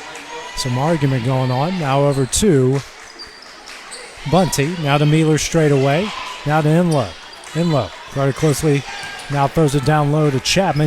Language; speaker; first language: English; native; English